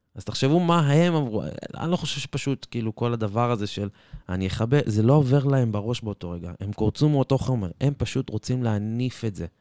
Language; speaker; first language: Hebrew; native; Hebrew